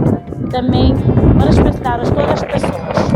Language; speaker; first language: Portuguese; non-native, local second language; Kabuverdianu